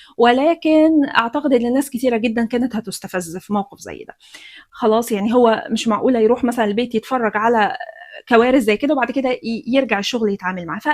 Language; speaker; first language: Egyptian Arabic; native; Egyptian Arabic